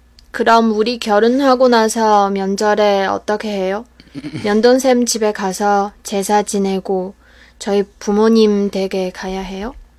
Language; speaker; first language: Korean; non-native, fluent; Chinese